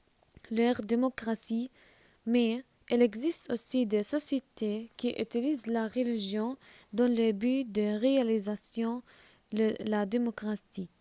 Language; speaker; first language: French; non-native, learner; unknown